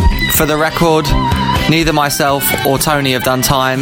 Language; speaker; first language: English; native; English